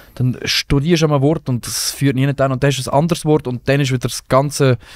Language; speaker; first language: German; native; German